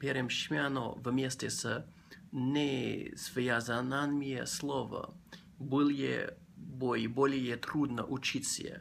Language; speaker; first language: Russian; non-native, learner; English